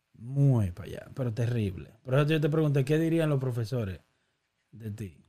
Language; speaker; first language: Spanish; native; Spanish